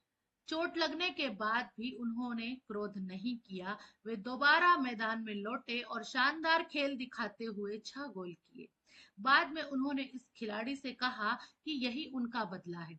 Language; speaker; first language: Hindi; native; Hindi